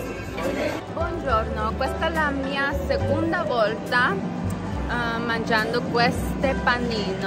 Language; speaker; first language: Italian; non-native, learner; English